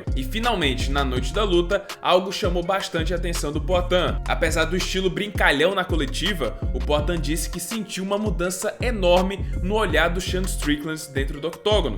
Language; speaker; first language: Portuguese; native; Portuguese